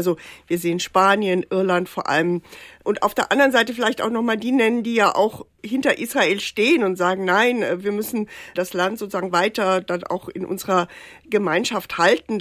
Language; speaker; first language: German; native; German